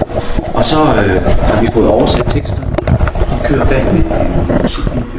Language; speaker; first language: Danish; native; Danish